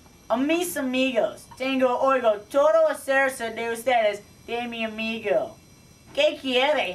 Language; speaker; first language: Spanish; non-native, learner; English